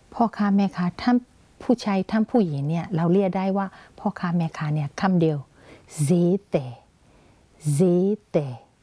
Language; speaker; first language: Thai; non-native, fluent; Burmese